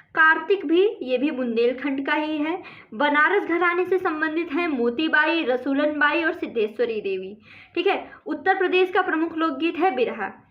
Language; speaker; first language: Hindi; native; Hindi